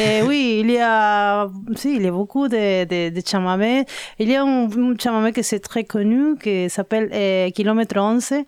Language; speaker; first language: French; non-native, learner; Spanish